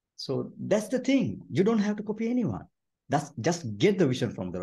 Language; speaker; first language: English; non-native, local second language; Sinhala